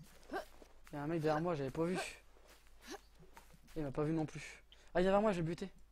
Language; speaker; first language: French; native; French